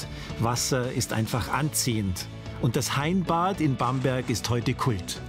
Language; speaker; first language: German; native; German